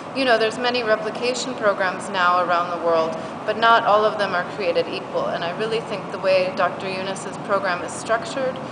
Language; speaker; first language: English; native; English